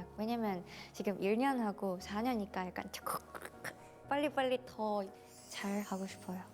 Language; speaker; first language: Korean; non-native, fluent; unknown